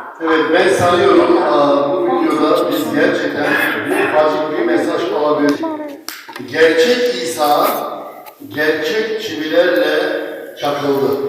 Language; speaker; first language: Turkish; non-native, fluent; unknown